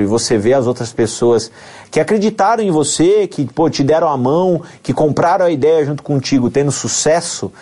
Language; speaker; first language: Portuguese; native; Portuguese